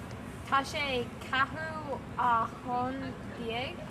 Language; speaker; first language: Irish; non-native, learner; English